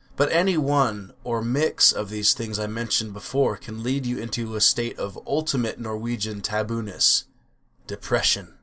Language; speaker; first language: English; native; English